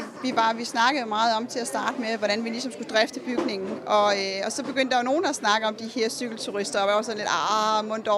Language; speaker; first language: Danish; native; Danish